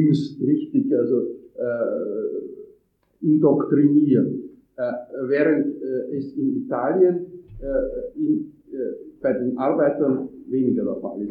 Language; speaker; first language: German; non-native, fluent; Italian